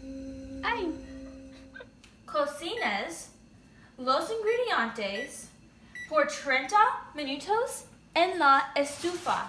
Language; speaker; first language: Spanish; non-native, learner; English